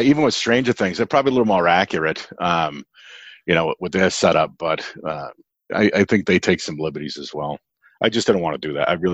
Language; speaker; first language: English; native; English